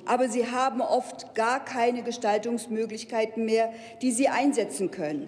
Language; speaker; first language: German; native; German